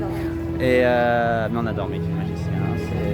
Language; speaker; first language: French; native; French